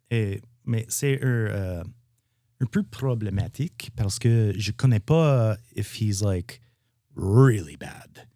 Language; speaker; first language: French; non-native, learner; English